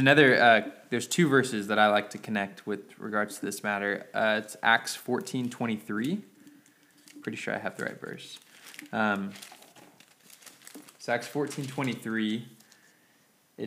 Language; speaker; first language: English; native; English